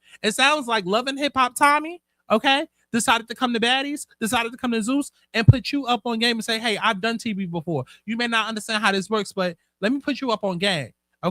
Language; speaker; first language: English; native; English